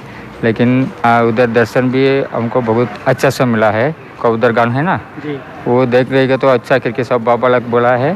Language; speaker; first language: Hindi; non-native, local second language; Tamil